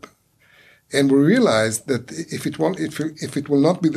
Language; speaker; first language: English; non-native, fluent; Hebrew